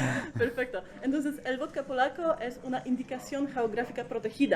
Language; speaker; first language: Spanish; non-native, fluent; Polish